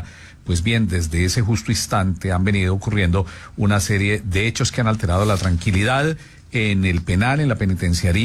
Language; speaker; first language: Spanish; native; Spanish